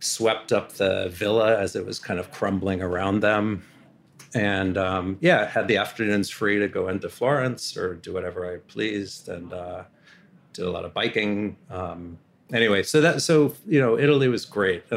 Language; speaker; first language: English; native; English